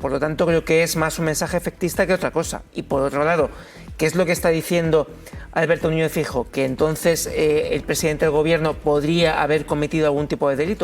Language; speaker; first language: Spanish; native; Spanish